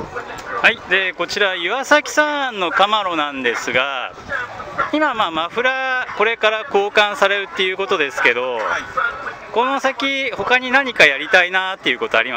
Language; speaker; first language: Japanese; native; Japanese